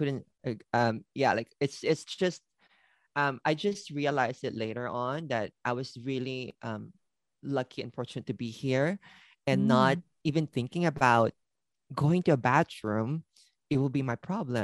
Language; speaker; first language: English; non-native, local second language; Filipino